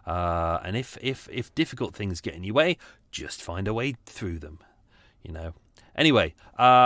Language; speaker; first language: English; native; English